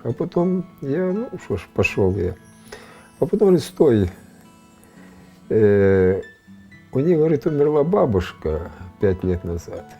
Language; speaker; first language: Russian; non-native, local second language; Ukrainian